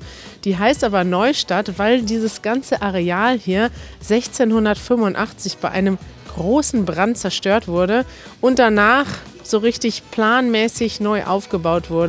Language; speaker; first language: German; native; German